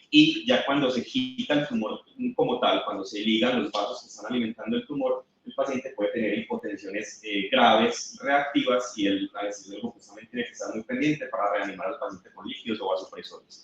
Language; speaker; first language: Spanish; native; Spanish